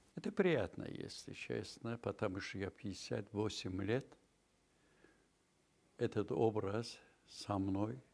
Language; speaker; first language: Russian; non-native, local second language; Azerbaijani